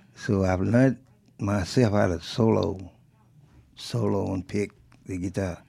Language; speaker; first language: English; early bilingual, other home language; French